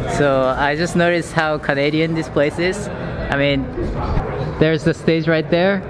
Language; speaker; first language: English; non-native, fluent; Japanese